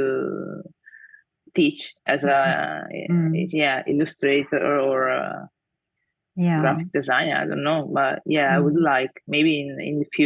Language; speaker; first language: English; non-native, fluent; Italian